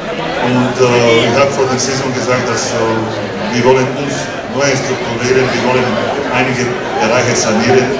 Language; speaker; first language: German; non-native, learner; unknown